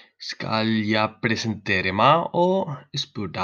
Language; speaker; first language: Norwegian; non-native, learner; Spanish